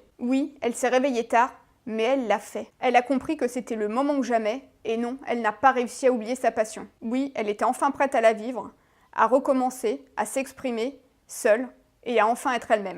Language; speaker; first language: French; native; French